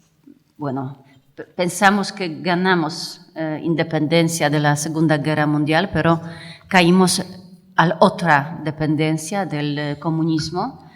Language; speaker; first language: Spanish; non-native, fluent; Polish